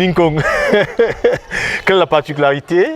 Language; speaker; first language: French; native; French